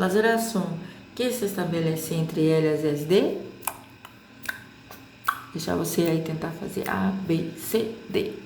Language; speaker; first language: Portuguese; native; Portuguese